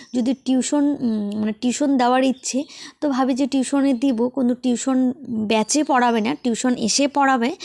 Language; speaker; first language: Bangla; native; Bangla